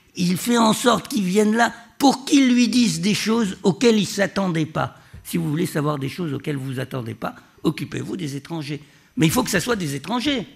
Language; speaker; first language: French; native; French